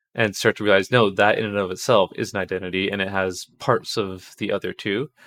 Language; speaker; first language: English; native; English